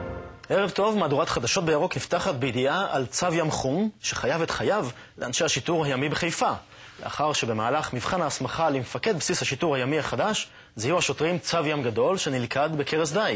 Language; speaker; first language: Hebrew; native; Hebrew